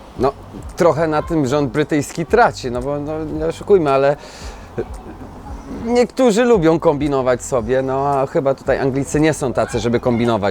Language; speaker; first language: Polish; native; Polish